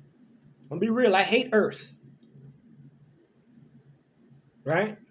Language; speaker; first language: English; native; English